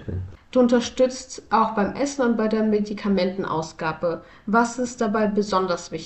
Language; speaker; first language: German; native; German